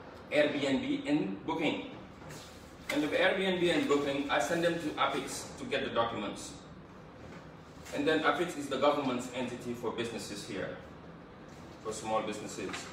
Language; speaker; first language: English; non-native, fluent; Wolof